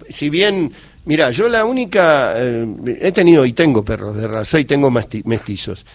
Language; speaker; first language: Spanish; native; Spanish